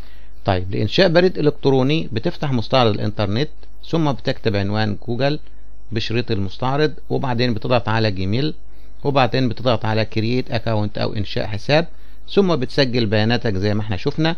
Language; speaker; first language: Arabic; native; Arabic